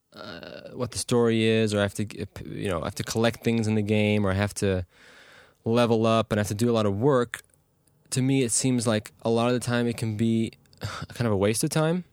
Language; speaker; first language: English; native; English